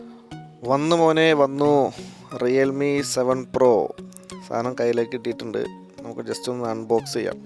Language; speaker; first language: Malayalam; native; Malayalam